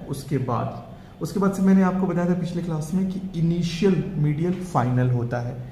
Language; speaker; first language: Hindi; native; Hindi